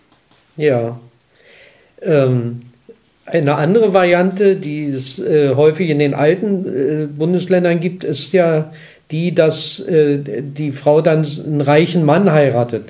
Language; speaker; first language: German; native; German